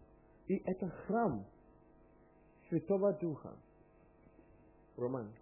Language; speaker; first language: Russian; non-native, learner; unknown